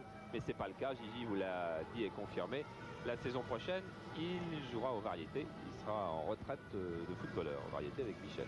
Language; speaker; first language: French; native; French